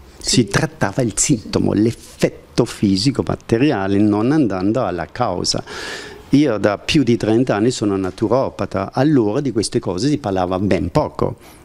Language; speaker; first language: Italian; non-native, fluent; German